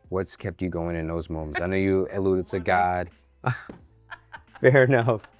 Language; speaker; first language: English; native; English